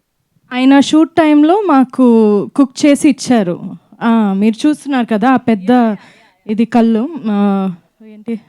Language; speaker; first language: Telugu; non-native, fluent; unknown